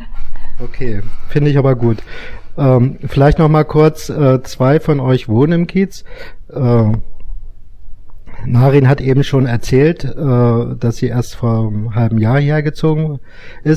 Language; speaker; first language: German; native; German